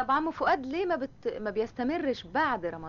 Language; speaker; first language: Arabic; native; Arabic